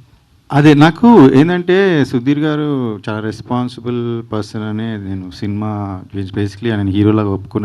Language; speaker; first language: Telugu; native; Telugu